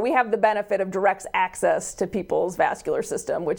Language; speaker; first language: English; native; English